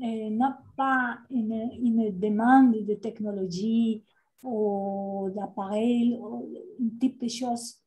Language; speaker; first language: French; non-native, fluent; Spanish